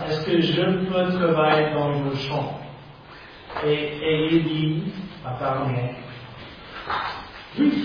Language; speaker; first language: French; non-native, fluent; English